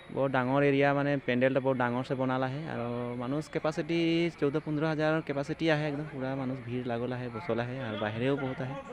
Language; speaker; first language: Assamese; non-native, local second language; Sadri